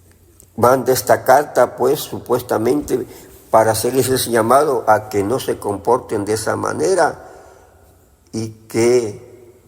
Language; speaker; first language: Spanish; native; Spanish